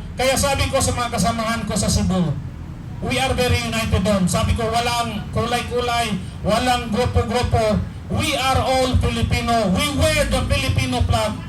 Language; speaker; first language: Filipino; non-native, local second language; Cebuano